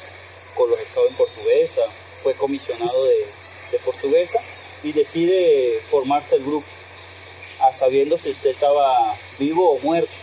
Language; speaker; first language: Spanish; native; Spanish